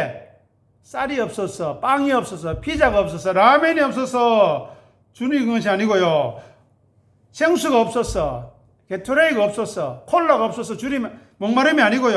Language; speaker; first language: Korean; native; Korean